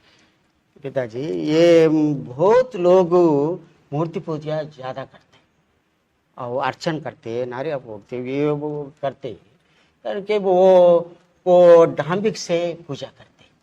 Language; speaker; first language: Hindi; non-native, local second language; Telugu